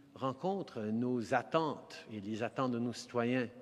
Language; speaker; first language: French; early bilingual, heritage; French